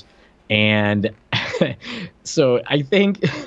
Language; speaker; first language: English; non-native, fluent; Spanish